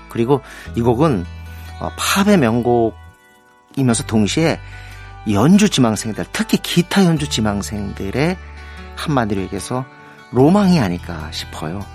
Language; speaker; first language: Korean; native; Korean